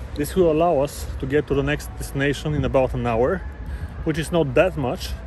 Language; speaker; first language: English; non-native, fluent; Bulgarian